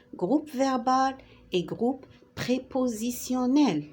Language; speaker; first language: French; non-native, local second language; Arabic